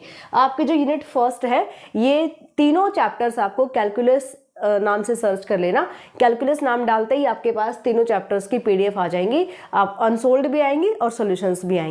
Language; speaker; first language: Hindi; native; Hindi